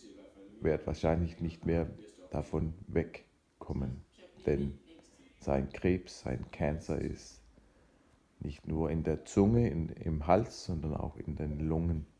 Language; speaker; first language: German; non-native, fluent; Danish